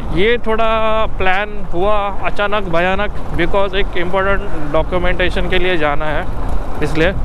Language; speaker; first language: Hindi; non-native, local second language; Marathi